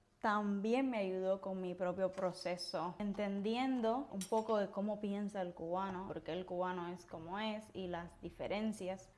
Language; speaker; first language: Spanish; native; Spanish